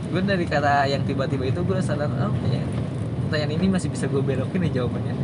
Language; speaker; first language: Indonesian; non-native, local second language; Sundanese